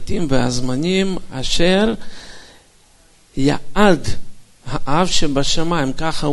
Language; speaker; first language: Hebrew; non-native, fluent; Russian